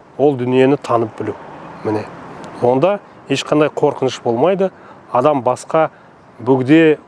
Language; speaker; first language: Kazakh; non-native, local second language; Russian